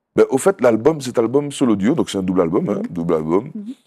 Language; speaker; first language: French; native; French